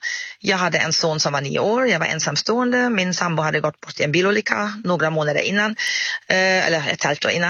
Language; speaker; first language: Swedish; non-native, fluent; German